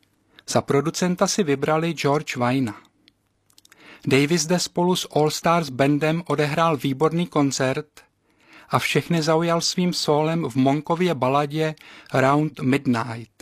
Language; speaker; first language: Czech; native; Czech